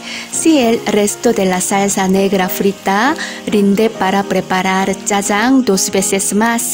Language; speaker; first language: Spanish; non-native, fluent; Korean